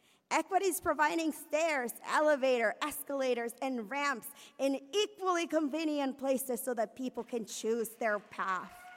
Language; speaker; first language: English; early bilingual, other home language; Spanish